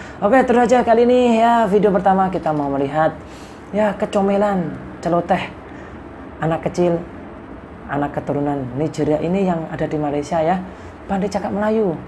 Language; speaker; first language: Indonesian; native; Indonesian